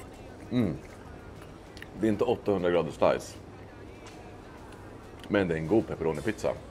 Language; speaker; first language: Swedish; native; Swedish